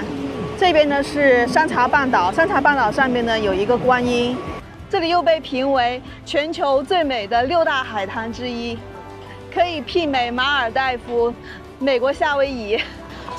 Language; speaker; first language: Chinese; native; Chinese